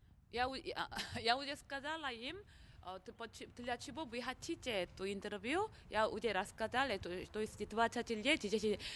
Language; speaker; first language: Russian; non-native, fluent; Korean